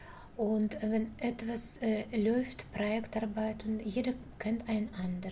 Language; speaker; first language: German; non-native, learner; Russian